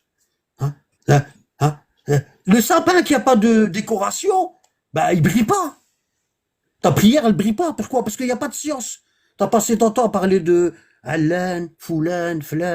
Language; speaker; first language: French; native; French